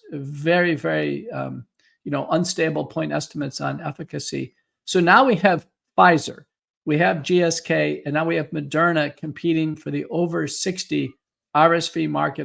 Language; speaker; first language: English; native; English